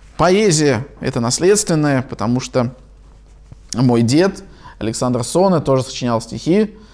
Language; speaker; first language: Russian; native; Russian